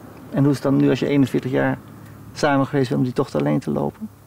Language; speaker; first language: Dutch; native; Dutch